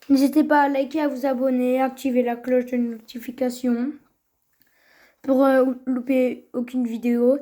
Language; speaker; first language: French; native; French